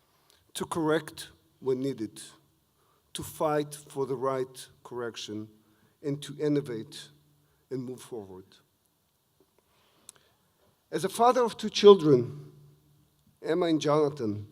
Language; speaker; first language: English; non-native, fluent; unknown